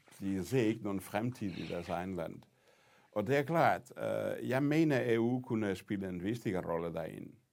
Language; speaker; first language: Danish; non-native, fluent; Portuguese